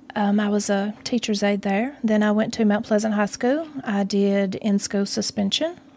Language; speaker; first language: English; native; English